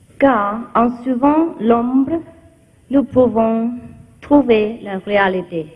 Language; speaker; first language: French; non-native, fluent; Vietnamese